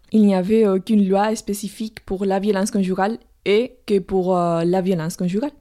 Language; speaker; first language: French; non-native, fluent; Spanish